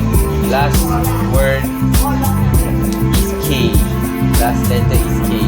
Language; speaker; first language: English; non-native, local second language; Malay